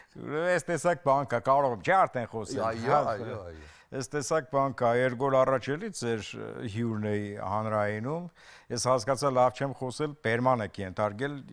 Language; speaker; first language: Armenian; native; Armenian